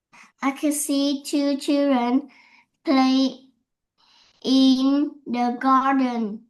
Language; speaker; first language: English; non-native, learner; Vietnamese